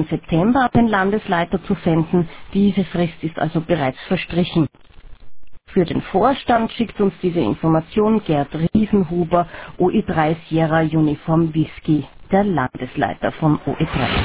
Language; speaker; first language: German; native; German